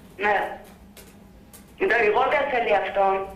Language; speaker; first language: Greek; non-native, learner; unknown